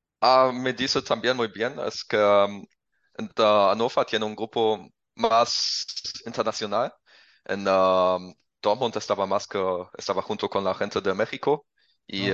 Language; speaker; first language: Spanish; non-native, learner; German